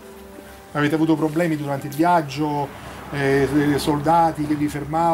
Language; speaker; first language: Italian; native; Italian